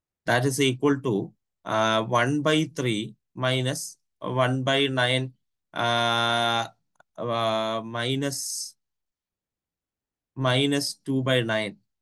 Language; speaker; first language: English; non-native, local second language; Malayalam